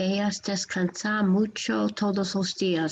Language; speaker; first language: Spanish; non-native, learner; English